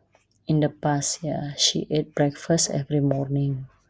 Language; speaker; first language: English; non-native, fluent; Indonesian